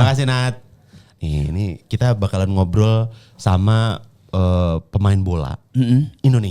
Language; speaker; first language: Indonesian; native; Indonesian